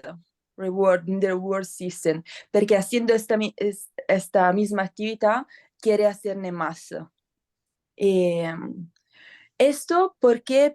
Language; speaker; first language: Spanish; non-native, learner; Italian